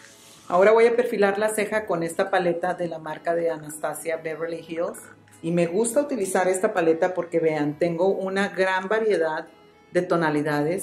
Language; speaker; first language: Spanish; native; Spanish